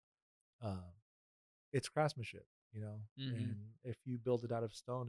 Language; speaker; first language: English; early bilingual, other home language; Spanish